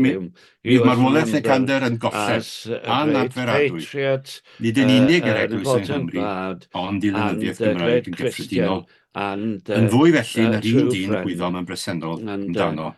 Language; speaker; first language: Welsh; native; Welsh